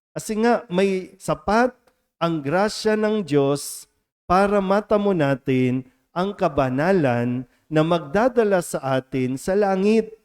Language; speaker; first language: Filipino; native; Filipino